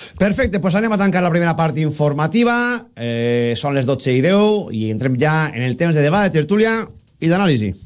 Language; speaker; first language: Catalan; native; Catalan